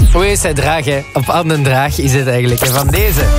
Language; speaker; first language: Dutch; native; Dutch